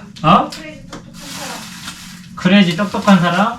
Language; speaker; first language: Korean; native; Korean